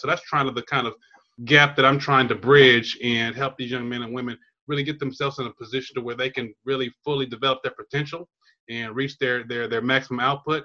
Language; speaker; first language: English; native; English